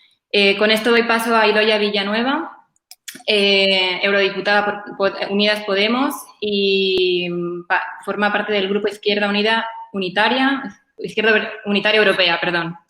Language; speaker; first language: Spanish; native; Spanish